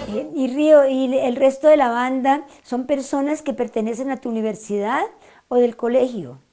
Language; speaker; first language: Spanish; native; Spanish